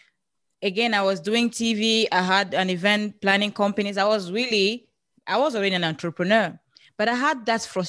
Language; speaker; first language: English; non-native, local second language; French